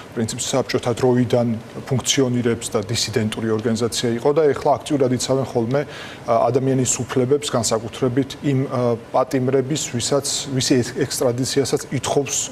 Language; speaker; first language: Georgian; non-native, local second language; Armenian